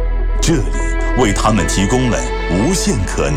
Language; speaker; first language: Chinese; native; Chinese